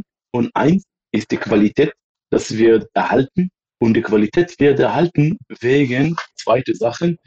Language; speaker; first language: German; non-native, fluent; Hebrew